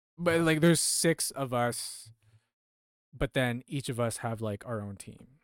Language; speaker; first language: English; early bilingual, other home language; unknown